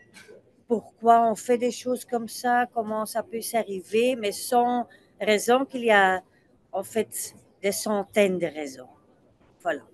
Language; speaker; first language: French; non-native, local second language; Dutch